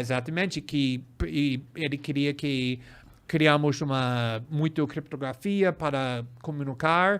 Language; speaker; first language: Portuguese; non-native, fluent; English